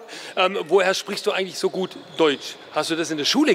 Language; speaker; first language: German; native; German